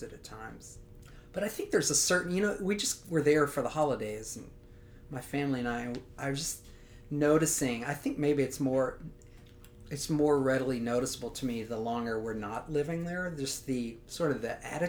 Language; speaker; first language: English; native; English